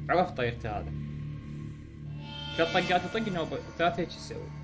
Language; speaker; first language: Arabic; native; Arabic